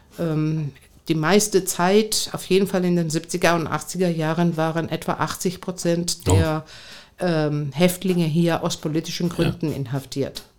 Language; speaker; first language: German; non-native, fluent; Greek